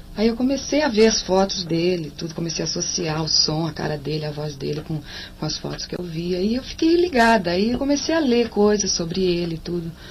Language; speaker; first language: Portuguese; native; Portuguese